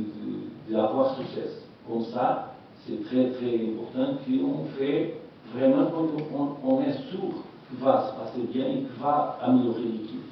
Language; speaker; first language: French; non-native, learner; Portuguese